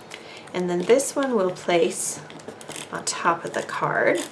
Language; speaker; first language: English; native; English